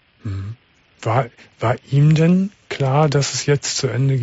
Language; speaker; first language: German; native; German